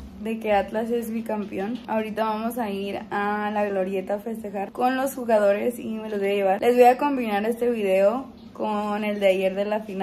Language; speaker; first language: Spanish; native; Spanish